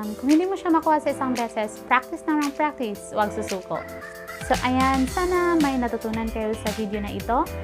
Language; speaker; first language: Filipino; native; Filipino